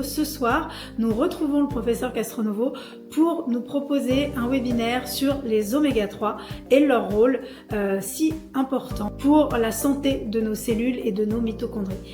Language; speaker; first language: French; native; French